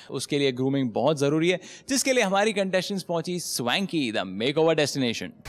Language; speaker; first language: Hindi; native; Hindi